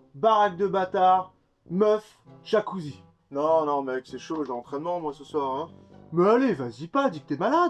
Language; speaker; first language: French; native; French